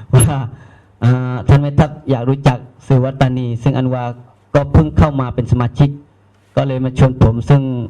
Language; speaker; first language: Thai; non-native, local second language; Malay